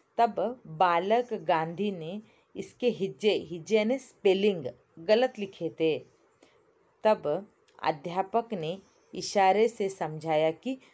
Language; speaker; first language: Hindi; non-native, local second language; Kannada